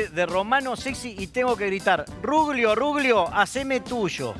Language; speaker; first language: Spanish; native; Spanish